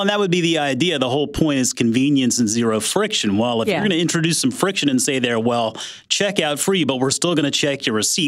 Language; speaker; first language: English; native; English